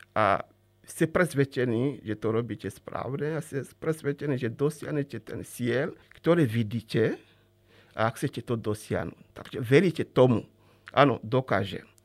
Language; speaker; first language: Slovak; non-native, fluent; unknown